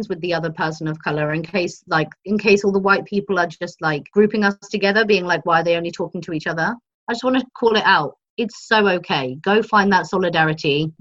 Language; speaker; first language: English; native; English